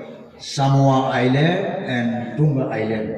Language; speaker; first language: English; non-native, local second language; Bangla